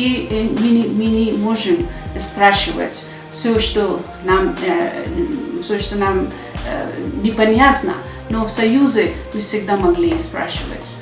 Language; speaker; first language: Russian; non-native, fluent; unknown